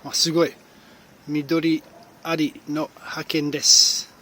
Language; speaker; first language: Japanese; non-native, fluent; English